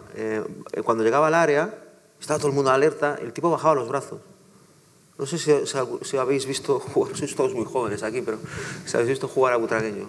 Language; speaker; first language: Spanish; native; Spanish